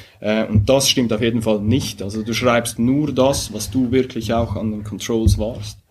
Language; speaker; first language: German; native; German